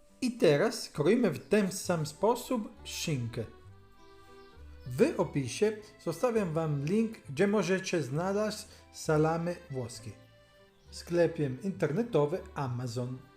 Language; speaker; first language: Polish; non-native, learner; Italian